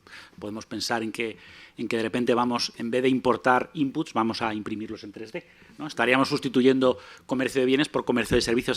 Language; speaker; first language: Spanish; native; Spanish